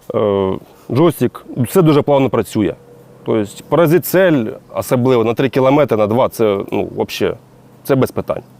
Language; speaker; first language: Ukrainian; non-native, local second language; Russian